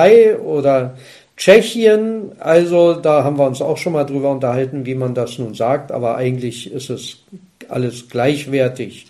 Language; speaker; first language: German; native; German